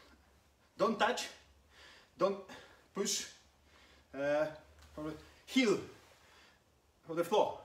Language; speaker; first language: English; non-native, learner; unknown